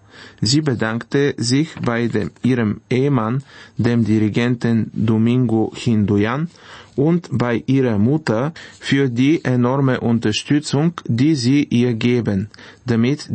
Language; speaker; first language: German; non-native, fluent; Bulgarian